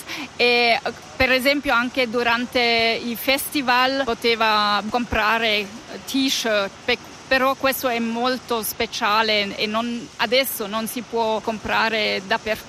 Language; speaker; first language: Italian; non-native, fluent; German